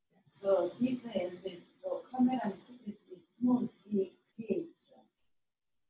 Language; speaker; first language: English; non-native, learner; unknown